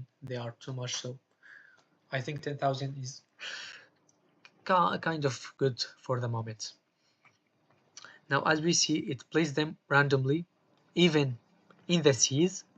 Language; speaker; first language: English; non-native, fluent; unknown